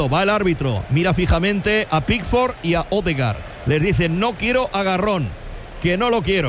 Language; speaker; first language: Spanish; native; Spanish